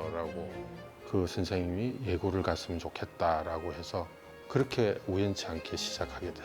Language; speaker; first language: Korean; native; Korean